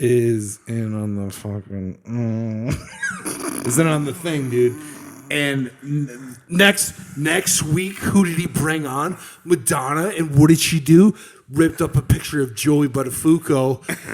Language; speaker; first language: English; native; English